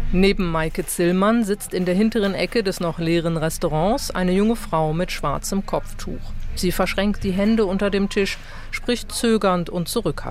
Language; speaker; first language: German; native; German